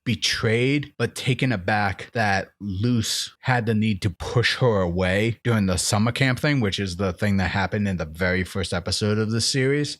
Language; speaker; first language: English; native; English